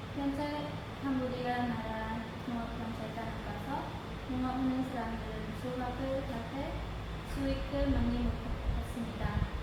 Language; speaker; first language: Korean; non-native, learner; Khmer